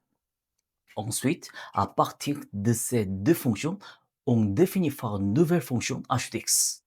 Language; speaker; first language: French; non-native, learner; Korean